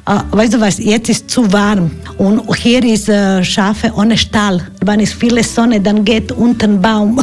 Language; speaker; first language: German; non-native, learner; Croatian